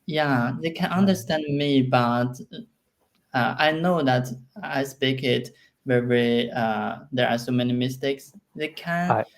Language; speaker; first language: English; non-native, learner; Chinese